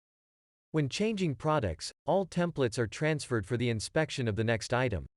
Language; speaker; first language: English; non-native, fluent; German